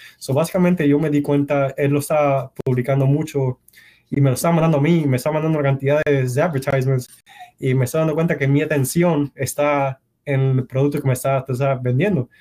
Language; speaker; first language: Spanish; early bilingual, heritage; Spanish